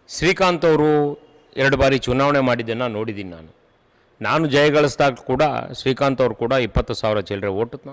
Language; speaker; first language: Kannada; native; Kannada